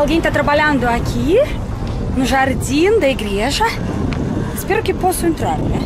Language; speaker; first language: Portuguese; non-native, fluent; Russian